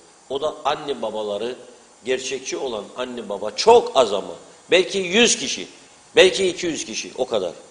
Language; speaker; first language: Turkish; native; Turkish